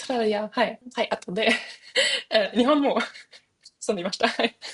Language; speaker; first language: Japanese; non-native, learner; German